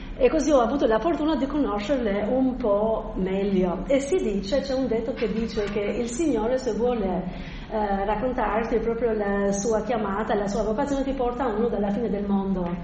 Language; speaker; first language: Italian; non-native, fluent; Albanian